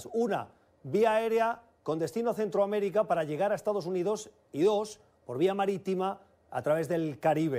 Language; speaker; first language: Spanish; native; Spanish